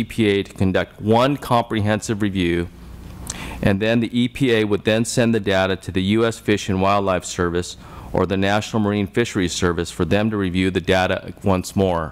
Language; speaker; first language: English; native; English